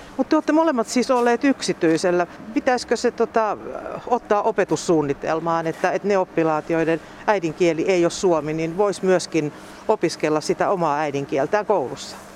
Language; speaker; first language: Finnish; native; Finnish